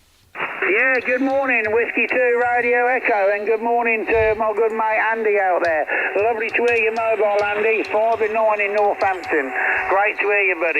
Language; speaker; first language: English; native; English